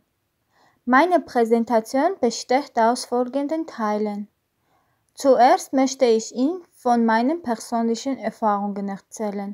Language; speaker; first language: German; non-native, learner; Armenian